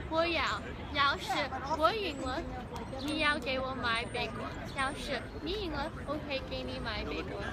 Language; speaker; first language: Chinese; non-native, learner; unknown